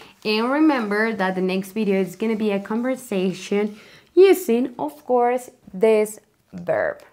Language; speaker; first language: English; non-native, fluent; Spanish